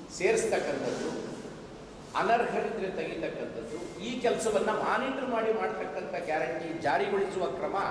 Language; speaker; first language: Kannada; native; Kannada